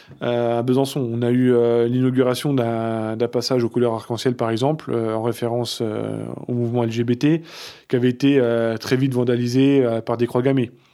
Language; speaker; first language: French; native; French